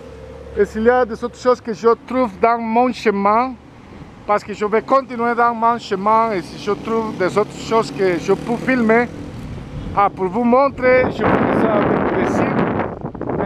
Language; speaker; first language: French; non-native, fluent; Spanish